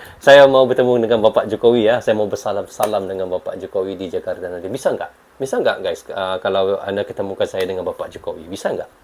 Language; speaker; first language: Malay; native; Malay